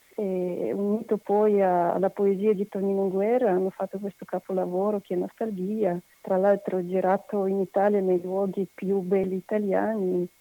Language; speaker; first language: Italian; non-native, fluent; Russian